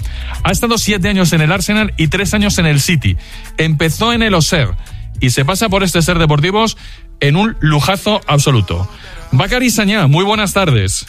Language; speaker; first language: Spanish; native; Spanish